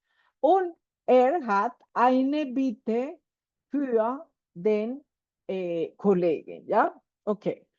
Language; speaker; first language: German; non-native, fluent; Spanish